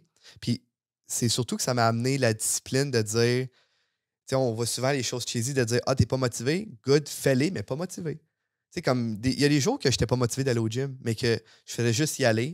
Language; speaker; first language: French; native; French